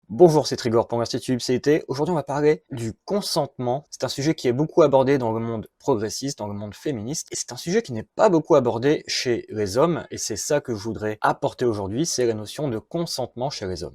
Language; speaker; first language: French; native; French